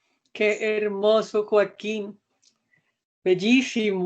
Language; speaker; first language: Spanish; native; Spanish